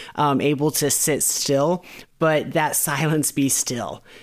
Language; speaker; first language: English; native; English